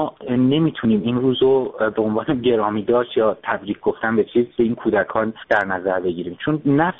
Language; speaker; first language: Persian; native; Persian